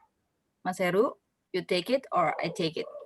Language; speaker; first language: English; non-native, local second language; Indonesian